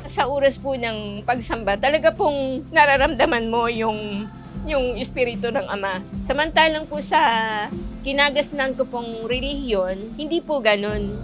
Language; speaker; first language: Filipino; native; Filipino